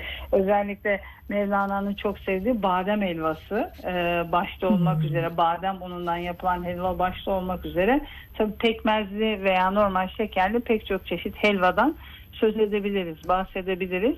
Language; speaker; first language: Turkish; native; Turkish